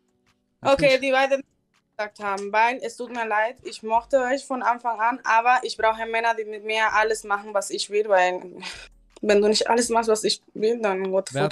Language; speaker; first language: German; non-native, learner; Spanish